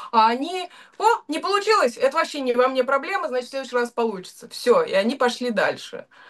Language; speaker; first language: Russian; native; Russian